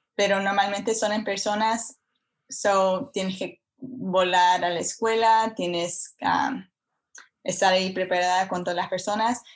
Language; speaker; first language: Spanish; early bilingual, heritage; Spanish